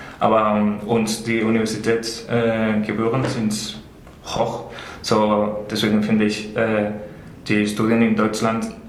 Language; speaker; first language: German; non-native, learner; Spanish